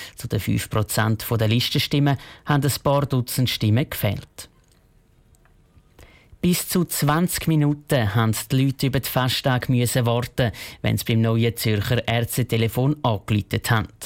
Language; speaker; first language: German; native; German